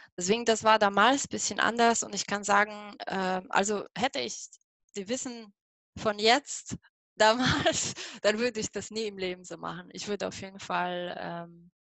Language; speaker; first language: German; non-native, fluent; Polish